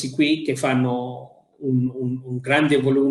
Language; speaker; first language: Italian; non-native, fluent; Arabic